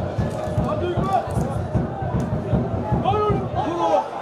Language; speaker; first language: Turkish; native; Turkish